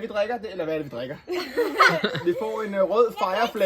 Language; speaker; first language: Danish; native; Danish